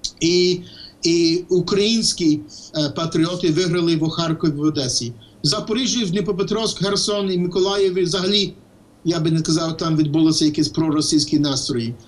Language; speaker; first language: Ukrainian; early bilingual, heritage; Ukrainian